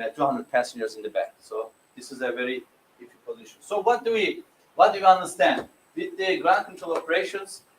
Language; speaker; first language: English; non-native, fluent; Turkish